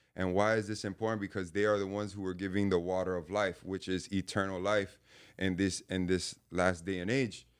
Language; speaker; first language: English; native; English